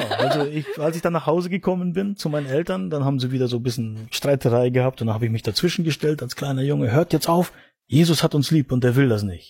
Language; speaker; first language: German; native; German